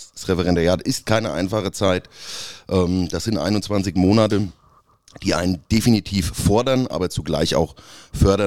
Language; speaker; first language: German; native; German